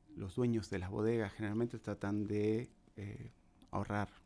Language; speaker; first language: Spanish; native; Spanish